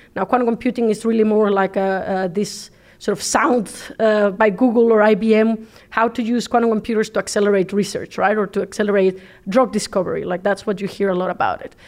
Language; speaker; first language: English; non-native, fluent; Spanish